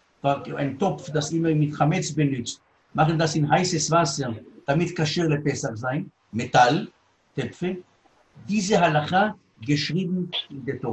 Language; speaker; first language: German; non-native, learner; Hebrew